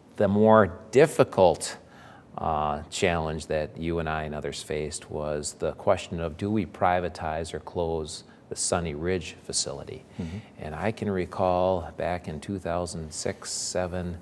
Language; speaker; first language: English; native; English